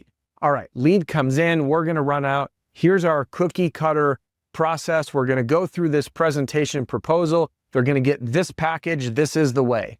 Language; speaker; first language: English; native; English